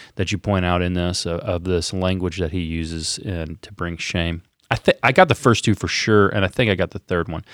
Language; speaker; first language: English; native; English